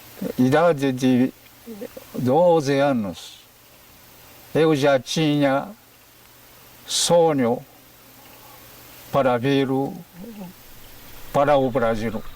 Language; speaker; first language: Portuguese; non-native, fluent; Japanese